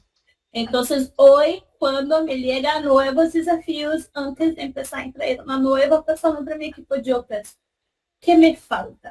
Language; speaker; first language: Spanish; non-native, fluent; Portuguese